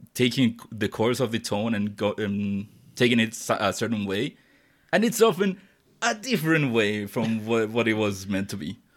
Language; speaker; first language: English; non-native, fluent; Spanish